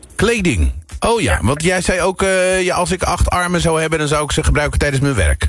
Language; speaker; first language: Dutch; native; Dutch